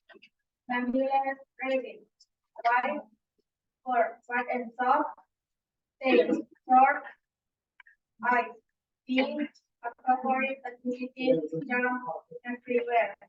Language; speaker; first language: English; non-native, fluent; Indonesian